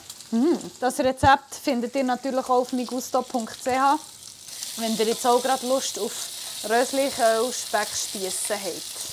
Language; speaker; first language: German; native; German